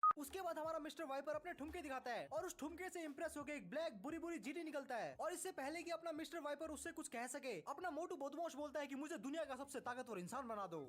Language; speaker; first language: Hindi; early bilingual, other home language; Nepali